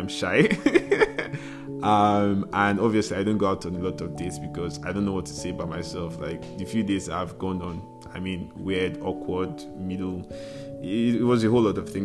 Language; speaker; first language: English; non-native, local second language; Yoruba